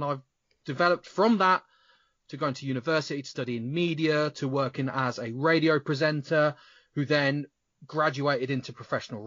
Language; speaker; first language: English; native; English